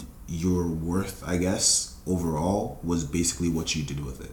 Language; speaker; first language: English; non-native, local second language; Yoruba